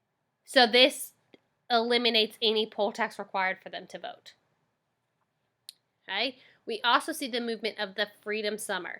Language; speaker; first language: English; native; English